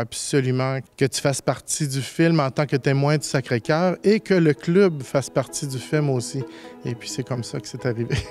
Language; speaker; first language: French; native; French